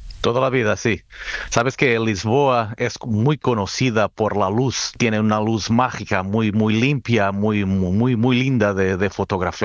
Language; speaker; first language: Spanish; non-native, fluent; Portuguese